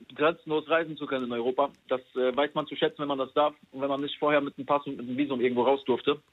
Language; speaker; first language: German; non-native, fluent; Polish